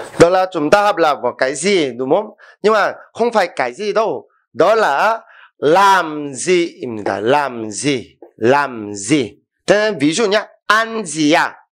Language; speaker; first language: Vietnamese; non-native, fluent; Korean